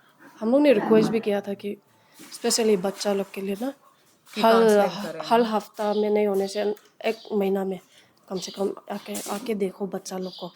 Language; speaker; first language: Hindi; non-native, local second language; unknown